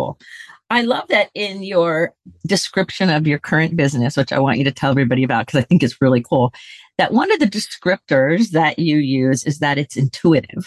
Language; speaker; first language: English; native; English